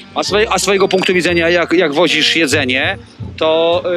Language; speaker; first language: Polish; native; Polish